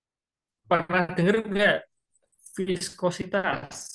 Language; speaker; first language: Indonesian; native; Indonesian